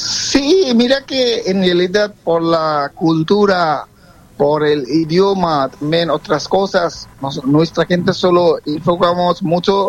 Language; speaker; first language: Spanish; non-native, fluent; Bangla